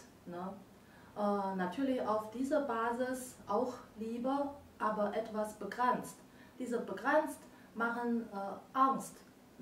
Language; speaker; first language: German; non-native, learner; Chinese